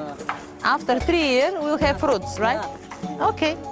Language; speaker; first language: English; non-native, fluent; Bulgarian